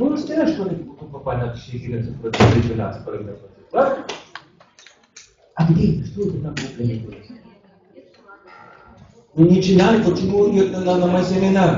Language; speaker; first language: Russian; non-native, learner; German